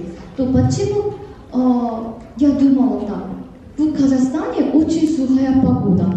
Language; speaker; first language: Russian; non-native, fluent; Korean